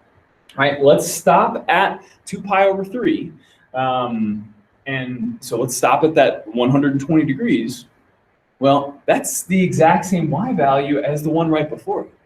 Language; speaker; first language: English; native; English